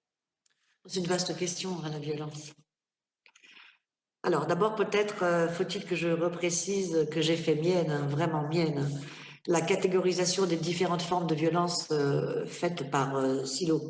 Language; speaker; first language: French; native; French